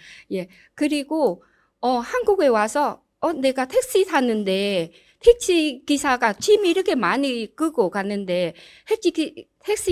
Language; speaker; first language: Korean; non-native, learner; Vietnamese